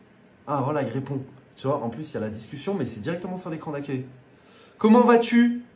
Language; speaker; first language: French; native; French